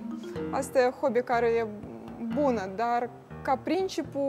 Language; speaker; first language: Romanian; non-native, learner; Russian